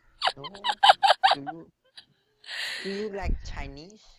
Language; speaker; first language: English; non-native, learner; Chinese